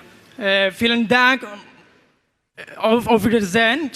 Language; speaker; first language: German; non-native, learner; Malayalam